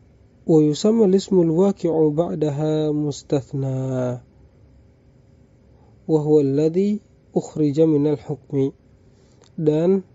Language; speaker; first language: Arabic; non-native, fluent; Indonesian